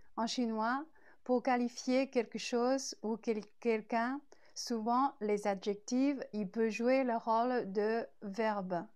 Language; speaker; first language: French; non-native, fluent; Chinese